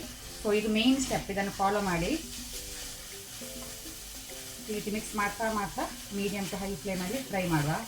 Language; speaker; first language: Kannada; native; Kannada